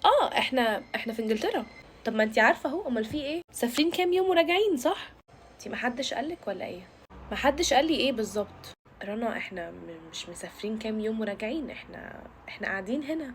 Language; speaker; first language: Arabic; native; Arabic